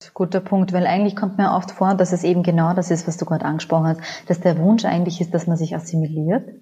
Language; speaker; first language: German; native; German